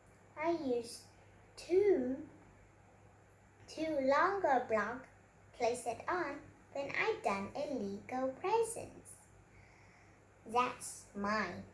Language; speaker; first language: English; non-native, learner; Vietnamese